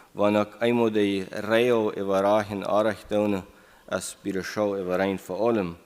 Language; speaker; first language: German; non-native, learner; English